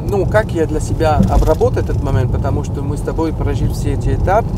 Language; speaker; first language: Russian; non-native, fluent; French